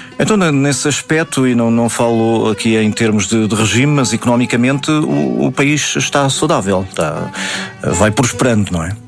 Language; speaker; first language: Portuguese; native; Portuguese